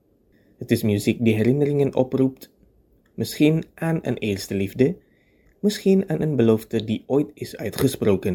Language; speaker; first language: Dutch; non-native, fluent; Indonesian